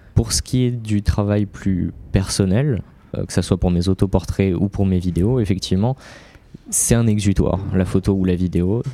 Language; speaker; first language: French; native; French